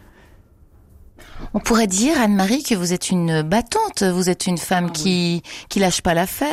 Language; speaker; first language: French; native; French